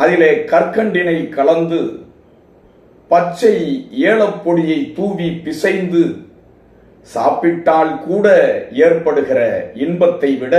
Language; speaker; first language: Tamil; native; Tamil